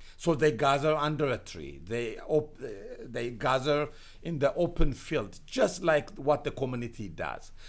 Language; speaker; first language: English; non-native, fluent; Amharic